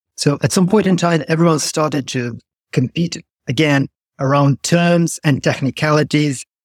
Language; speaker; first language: English; non-native, fluent; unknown